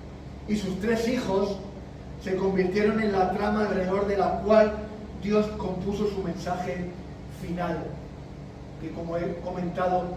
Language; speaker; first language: Spanish; native; Spanish